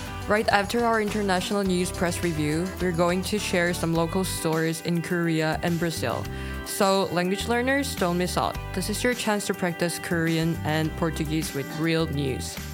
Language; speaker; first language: English; non-native, fluent; Korean